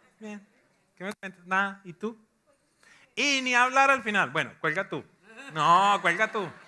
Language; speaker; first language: Spanish; native; Spanish